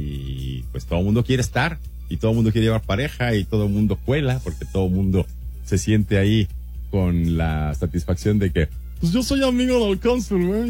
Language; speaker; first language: Spanish; native; Spanish